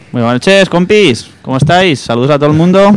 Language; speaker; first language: Spanish; native; Spanish